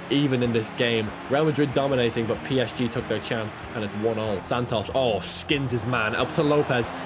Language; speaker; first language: English; native; English